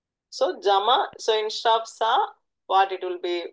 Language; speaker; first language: English; non-native, local second language; Telugu